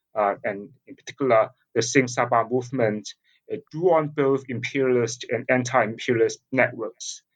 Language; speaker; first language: English; non-native, local second language; Cantonese